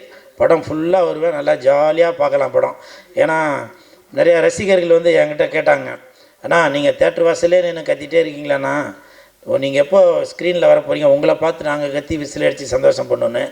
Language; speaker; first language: Tamil; native; Tamil